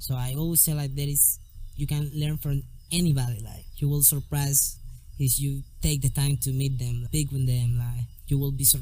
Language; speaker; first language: English; non-native, learner; Spanish